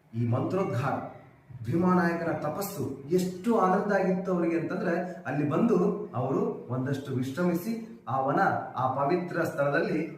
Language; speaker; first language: Kannada; non-native, local second language; Lambadi